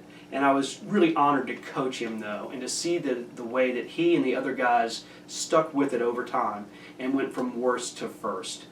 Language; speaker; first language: English; native; English